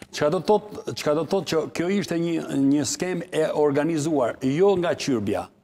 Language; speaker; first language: Albanian; native; Albanian